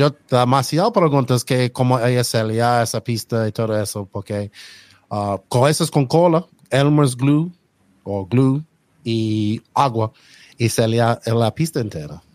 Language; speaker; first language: Spanish; non-native, learner; English